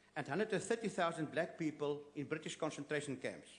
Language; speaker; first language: English; non-native, local second language; Afrikaans